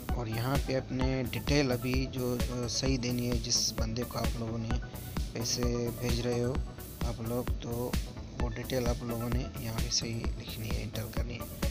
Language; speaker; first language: Urdu; non-native, local second language; Punjabi